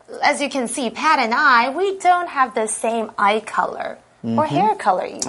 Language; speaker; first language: English; non-native, fluent; Chinese